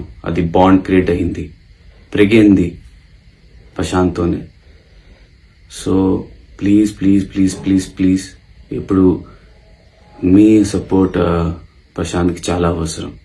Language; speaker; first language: Telugu; non-native, local second language; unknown